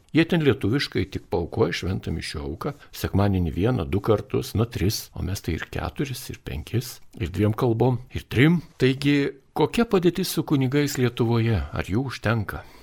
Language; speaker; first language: Lithuanian; native; Lithuanian